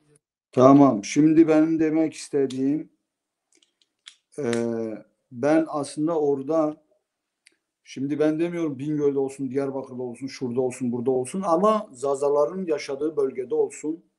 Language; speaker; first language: Turkish; non-native, local second language; Zaza